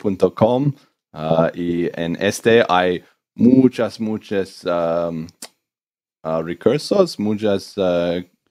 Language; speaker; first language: Spanish; non-native, learner; English